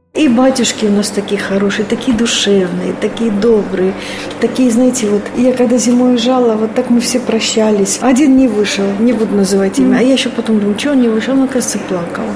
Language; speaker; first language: Russian; non-native, local second language; Georgian